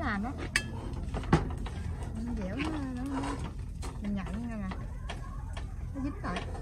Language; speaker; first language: Vietnamese; native; Vietnamese